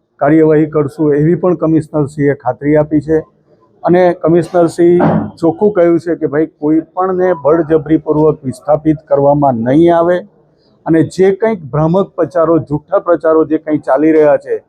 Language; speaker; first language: Gujarati; native; Gujarati